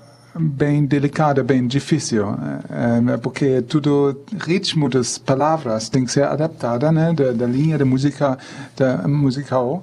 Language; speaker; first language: Portuguese; non-native, fluent; German